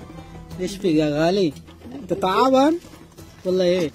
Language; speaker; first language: Arabic; non-native, learner; Bangla